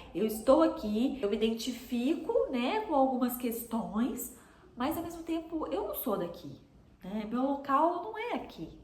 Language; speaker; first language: Portuguese; native; Portuguese